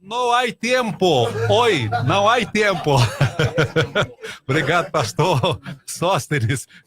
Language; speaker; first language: Portuguese; native; Portuguese